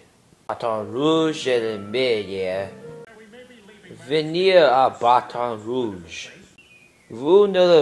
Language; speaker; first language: French; non-native, learner; English